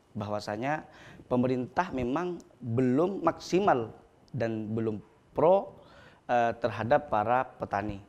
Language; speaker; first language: Indonesian; non-native, local second language; Madurese